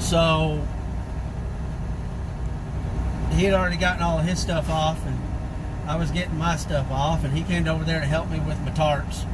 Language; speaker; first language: English; native; English